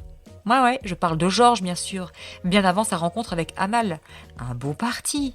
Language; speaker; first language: French; native; French